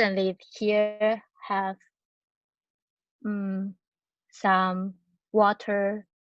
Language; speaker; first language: English; non-native, learner; Chinese